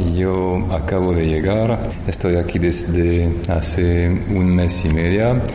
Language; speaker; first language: Spanish; non-native, fluent; French